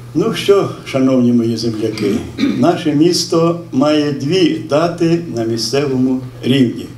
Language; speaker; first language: Ukrainian; native; Ukrainian